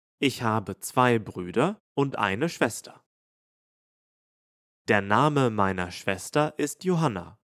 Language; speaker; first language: German; native; German